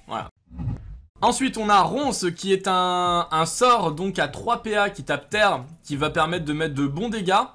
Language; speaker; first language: French; native; French